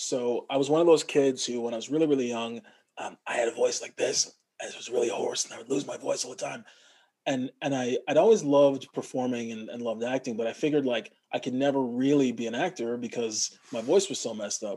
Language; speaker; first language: English; native; English